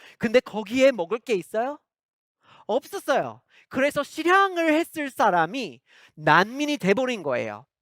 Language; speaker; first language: Korean; non-native, fluent; English